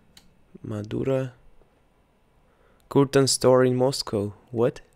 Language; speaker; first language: English; non-native, learner; Russian